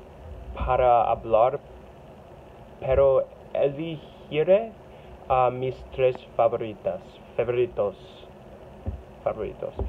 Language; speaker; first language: Spanish; non-native, learner; English